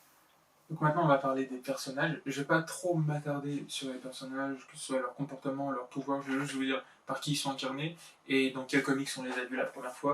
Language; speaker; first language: French; native; French